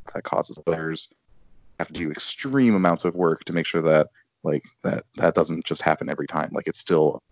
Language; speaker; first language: English; native; English